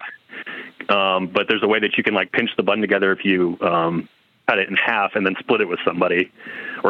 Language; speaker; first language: English; native; English